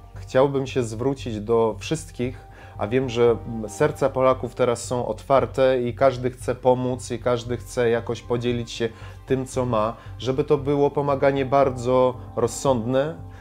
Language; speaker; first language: Polish; non-native, fluent; Ukrainian